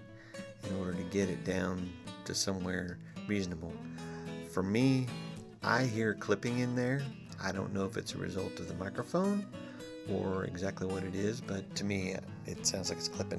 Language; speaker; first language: English; native; English